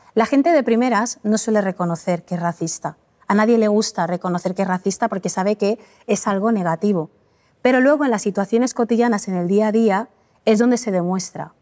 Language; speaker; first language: Spanish; early bilingual, other home language; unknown